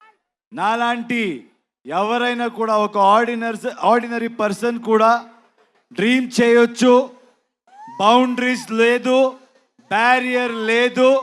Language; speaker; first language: Telugu; non-native, learner; Kannada